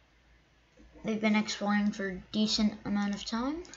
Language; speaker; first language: English; native; English